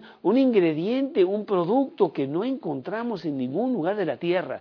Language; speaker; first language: Spanish; native; Spanish